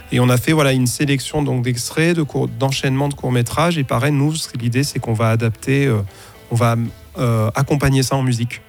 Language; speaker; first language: French; native; French